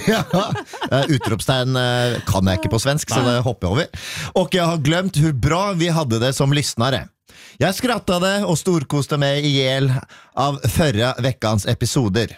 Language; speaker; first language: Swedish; non-native, learner; Norwegian